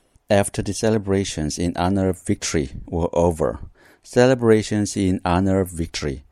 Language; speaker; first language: English; non-native, fluent; Korean